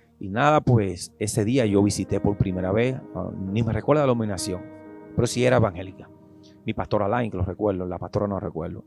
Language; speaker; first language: Spanish; native; Spanish